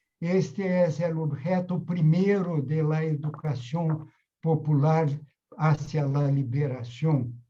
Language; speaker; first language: Spanish; non-native, fluent; Portuguese